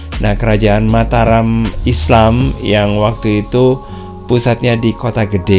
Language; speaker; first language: Indonesian; native; Indonesian